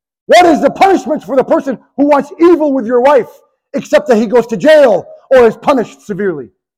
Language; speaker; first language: English; native; English